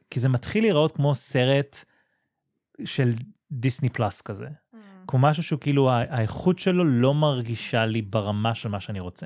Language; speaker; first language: Hebrew; native; Hebrew